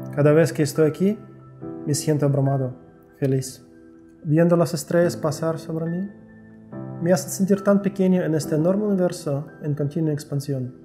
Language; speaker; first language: Spanish; non-native, fluent; Russian